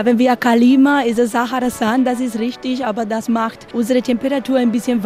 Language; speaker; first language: German; non-native, learner; Spanish